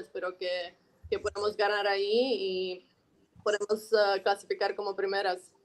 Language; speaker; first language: Spanish; non-native, fluent; Czech